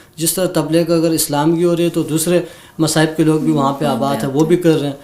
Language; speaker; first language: Urdu; non-native, local second language; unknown